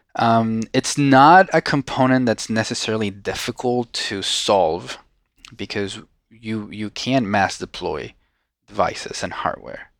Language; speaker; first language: English; non-native, fluent; Spanish